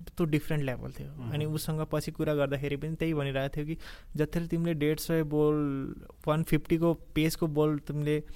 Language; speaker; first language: Nepali; early bilingual, heritage; Nepali